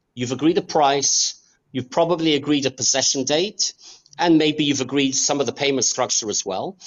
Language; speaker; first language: English; native; English